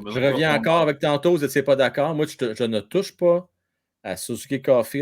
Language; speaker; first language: French; native; French